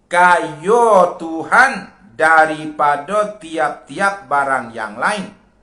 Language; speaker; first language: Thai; non-native, local second language; Malay